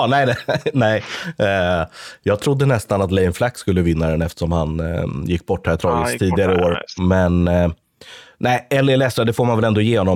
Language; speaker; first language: Swedish; native; Swedish